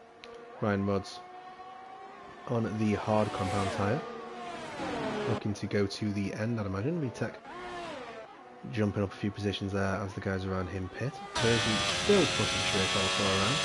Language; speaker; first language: English; native; English